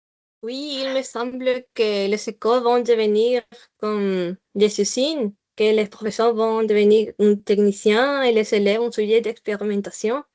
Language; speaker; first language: French; non-native, learner; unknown